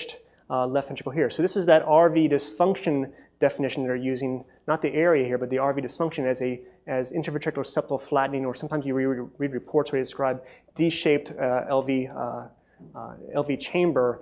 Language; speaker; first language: English; native; English